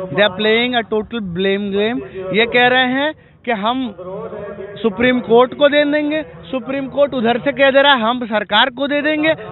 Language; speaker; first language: Hindi; native; Hindi